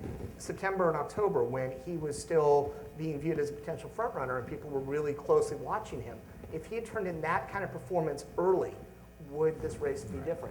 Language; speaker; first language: English; native; English